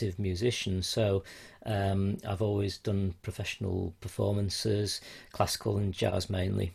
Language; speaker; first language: English; native; English